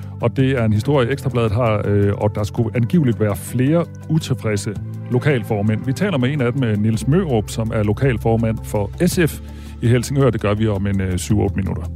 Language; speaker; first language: Danish; native; Danish